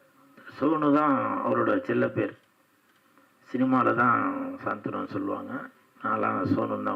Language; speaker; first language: Tamil; native; Tamil